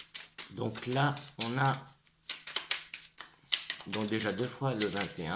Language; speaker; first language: French; native; French